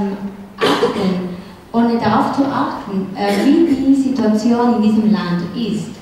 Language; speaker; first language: German; non-native, fluent; Spanish